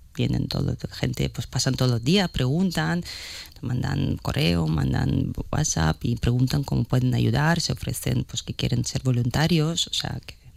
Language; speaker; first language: Spanish; non-native, fluent; Ukrainian